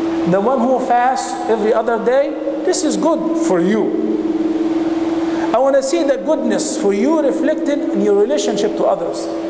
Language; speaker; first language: English; non-native, fluent; Arabic